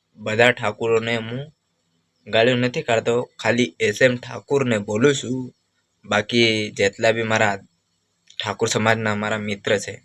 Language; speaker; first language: Gujarati; non-native, local second language; Bhili